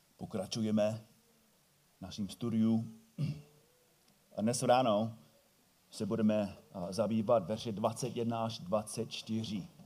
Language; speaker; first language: Czech; non-native, fluent; English